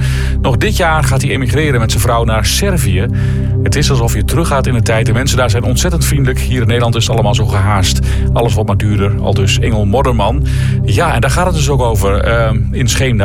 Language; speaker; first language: Dutch; native; Dutch